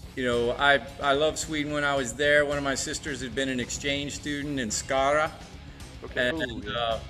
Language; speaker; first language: English; native; English